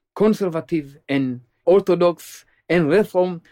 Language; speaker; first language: English; non-native, learner; Amharic